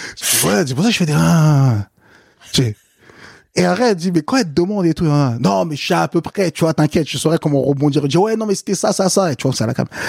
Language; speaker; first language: French; early bilingual, other home language; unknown